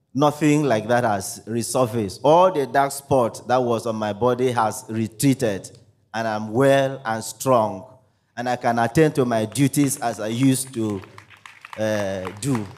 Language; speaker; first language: English; non-native, local second language; Ibibio